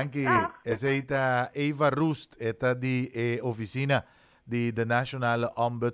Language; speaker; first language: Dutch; non-native, local second language; Papiamento